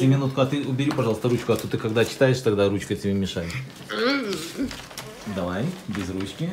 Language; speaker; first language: Russian; native; Russian